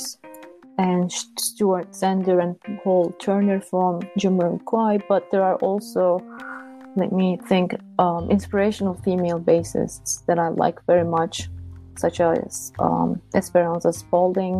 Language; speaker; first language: English; non-native, fluent; Turkish